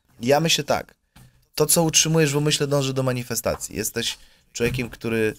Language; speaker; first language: Polish; native; Polish